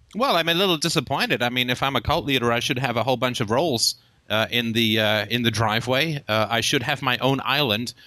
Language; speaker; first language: English; native; English